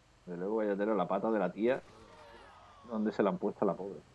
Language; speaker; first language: Spanish; native; Spanish